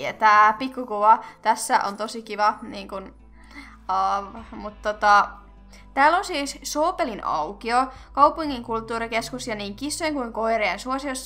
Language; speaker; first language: Finnish; native; Finnish